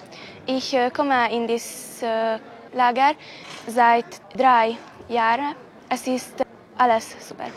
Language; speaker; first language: German; non-native, local second language; Hungarian